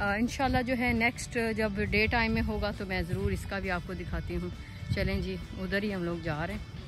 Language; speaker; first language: Urdu; non-native, local second language; Punjabi